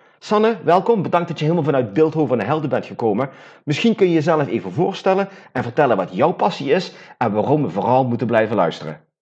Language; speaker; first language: Dutch; native; Dutch